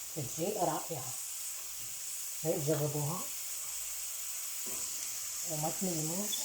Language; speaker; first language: Arabic; native; Arabic